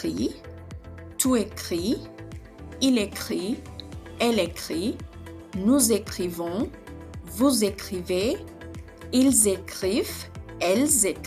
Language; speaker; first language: French; non-native, fluent; Amharic